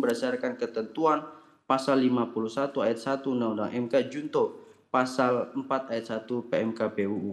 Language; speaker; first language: Indonesian; native; Indonesian